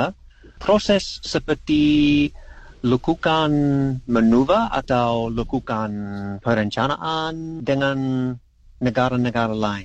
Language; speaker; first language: Indonesian; non-native, learner; English